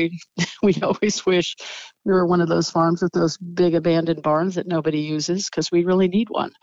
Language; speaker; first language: English; native; English